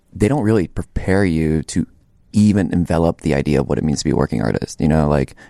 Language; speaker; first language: English; native; English